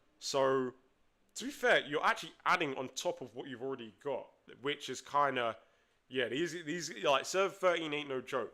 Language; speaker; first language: English; native; English